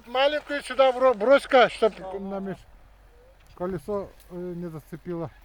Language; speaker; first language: Russian; non-native, local second language; Yakut